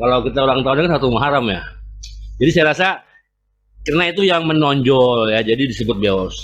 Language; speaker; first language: Indonesian; native; Indonesian